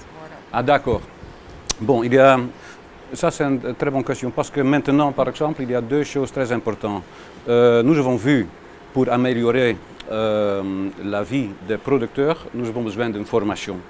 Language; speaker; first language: French; non-native, learner; Dutch